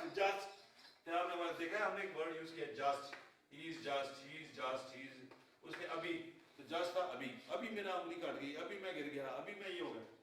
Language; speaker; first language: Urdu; non-native, local second language; Punjabi